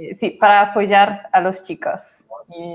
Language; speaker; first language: Spanish; non-native, fluent; English